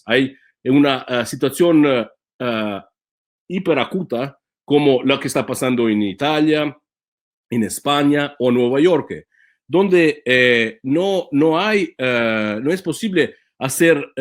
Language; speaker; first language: Spanish; non-native, fluent; Italian